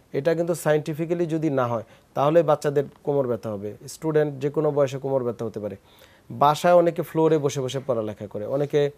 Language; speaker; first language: Bangla; native; Bangla